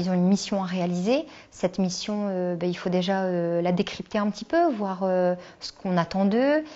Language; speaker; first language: French; native; French